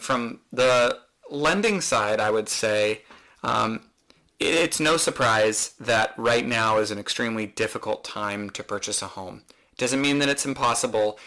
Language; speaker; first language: English; native; English